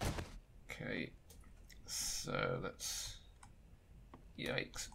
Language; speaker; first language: English; native; English